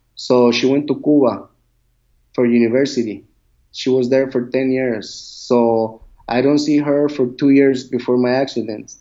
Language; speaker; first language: English; non-native, learner; Spanish